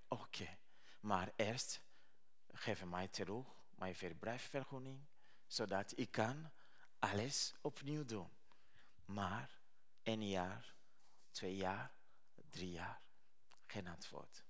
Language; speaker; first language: Dutch; non-native, learner; Rundi